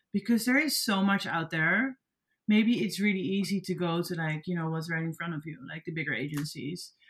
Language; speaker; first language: English; non-native, fluent; Dutch